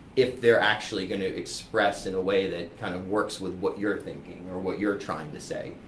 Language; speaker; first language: English; native; English